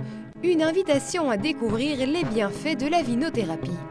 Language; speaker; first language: French; native; French